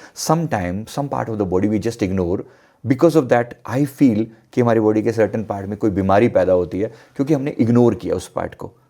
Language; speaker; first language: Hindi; native; Hindi